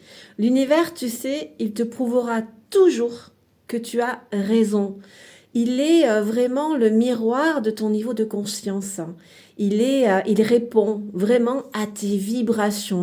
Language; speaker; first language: French; native; French